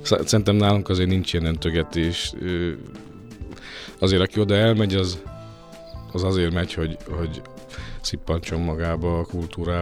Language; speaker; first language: Hungarian; native; Hungarian